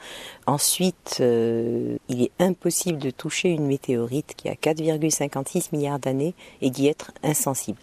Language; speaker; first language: French; non-native, local second language; Arabic